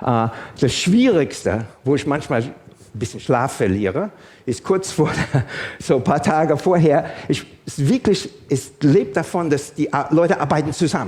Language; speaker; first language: German; non-native, fluent; English